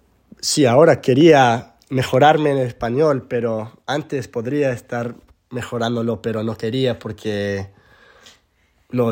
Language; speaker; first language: Spanish; early bilingual, heritage; Spanish